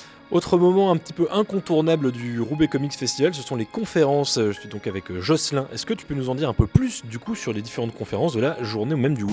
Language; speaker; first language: French; native; French